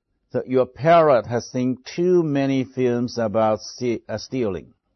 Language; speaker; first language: English; non-native, fluent; Chinese